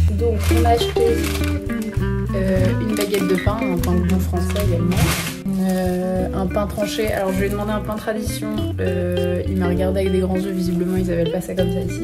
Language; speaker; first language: French; native; French